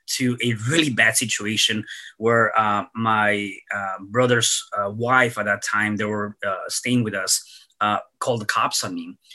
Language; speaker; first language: English; early bilingual, other home language; Spanish